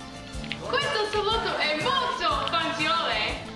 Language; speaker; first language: Italian; non-native, learner; English